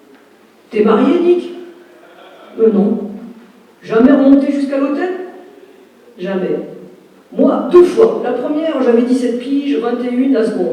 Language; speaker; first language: French; native; French